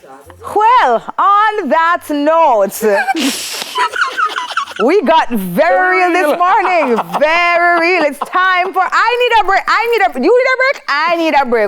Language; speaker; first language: English; native; English